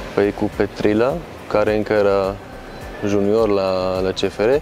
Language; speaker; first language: Romanian; non-native, fluent; Croatian